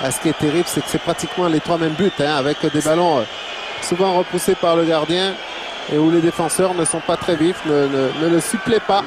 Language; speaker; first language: French; native; French